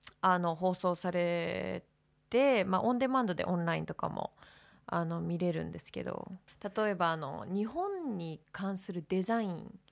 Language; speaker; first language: Japanese; early bilingual, heritage; English